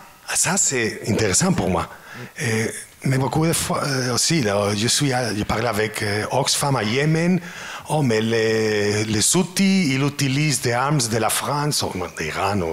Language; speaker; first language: French; non-native, learner; Spanish